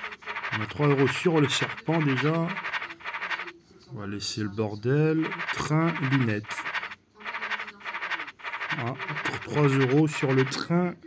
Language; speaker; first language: French; native; French